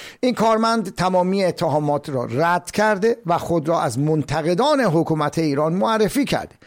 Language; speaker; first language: Persian; native; Persian